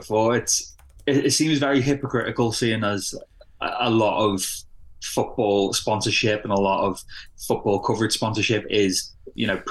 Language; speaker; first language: English; native; English